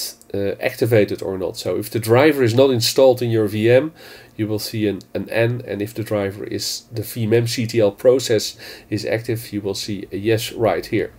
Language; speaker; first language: English; non-native, fluent; Dutch